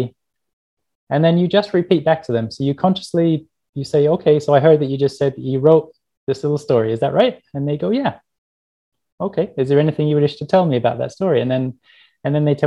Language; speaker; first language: English; native; English